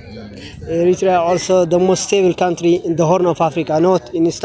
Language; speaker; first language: English; non-native, learner; Tigrinya